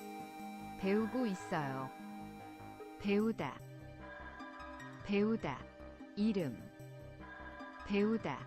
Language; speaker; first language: Korean; non-native, learner; English